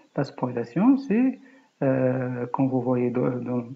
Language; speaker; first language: French; non-native, local second language; Arabic